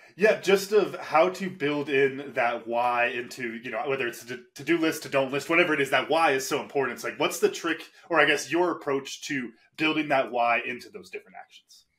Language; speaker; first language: English; native; English